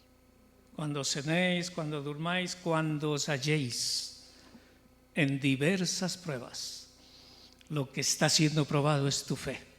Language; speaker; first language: Spanish; native; Spanish